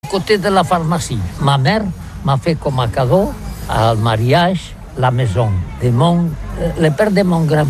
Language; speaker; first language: French; non-native, learner; Catalan